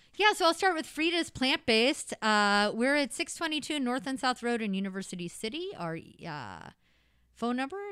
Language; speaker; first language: English; native; English